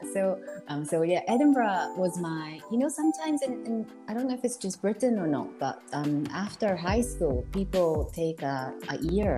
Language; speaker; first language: English; non-native, fluent; Japanese